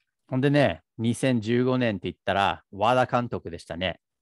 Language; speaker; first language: Japanese; non-native, fluent; English